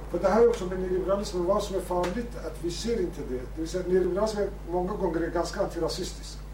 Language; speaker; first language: Swedish; non-native, fluent; Kurdish